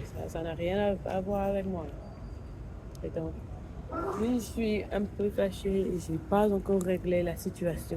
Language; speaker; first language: French; non-native, fluent; English